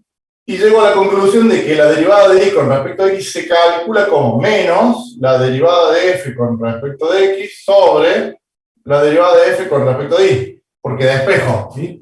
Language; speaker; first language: Spanish; native; Spanish